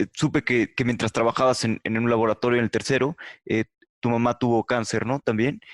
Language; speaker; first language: Spanish; native; Spanish